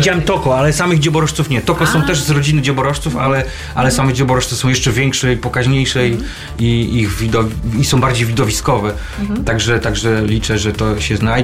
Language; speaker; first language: Polish; native; Polish